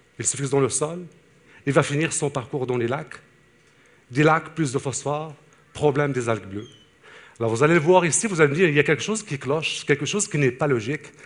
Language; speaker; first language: French; non-native, local second language; Arabic